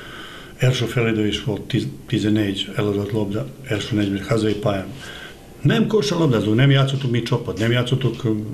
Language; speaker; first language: Hungarian; non-native, learner; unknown